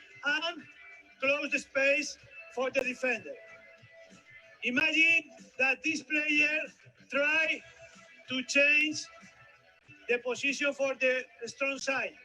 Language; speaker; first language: English; non-native, learner; Spanish